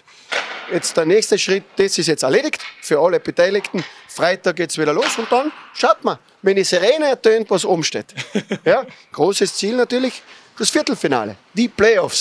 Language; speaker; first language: German; native; German